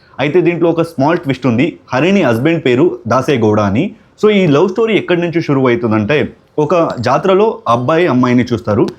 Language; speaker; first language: Telugu; non-native, local second language; Kannada